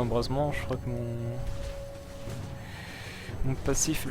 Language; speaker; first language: French; native; French